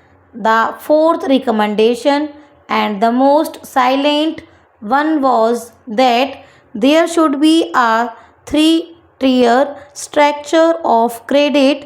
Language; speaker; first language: English; non-native, local second language; Hindi